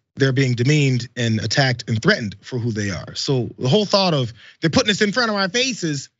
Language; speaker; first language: English; native; English